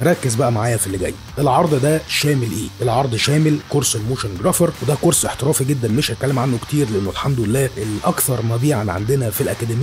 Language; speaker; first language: Arabic; native; Arabic